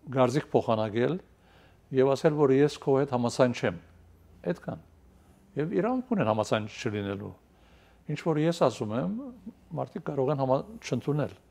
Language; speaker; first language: Armenian; early bilingual, heritage; Armenian